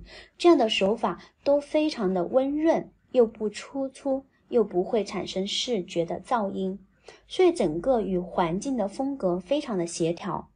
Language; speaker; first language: Chinese; native; Chinese